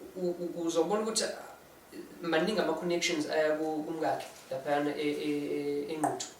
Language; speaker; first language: Zulu; non-native, local second language; English